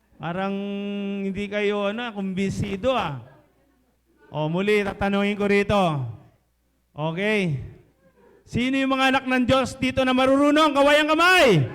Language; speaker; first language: Filipino; non-native, local second language; Pampanga